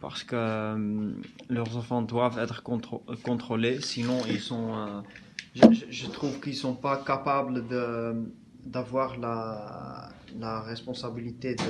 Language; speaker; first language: French; non-native, learner; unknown